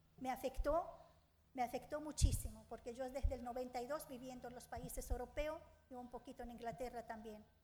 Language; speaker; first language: Spanish; non-native, fluent; Arabic